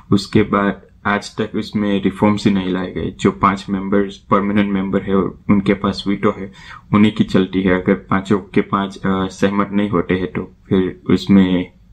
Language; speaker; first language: Hindi; native; Hindi